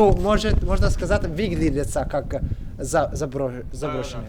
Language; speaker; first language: Russian; non-native, learner; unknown